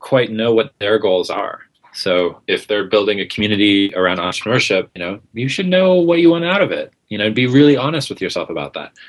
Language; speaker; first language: English; native; English